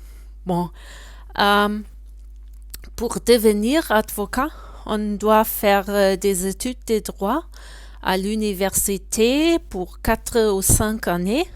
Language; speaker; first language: French; non-native, learner; German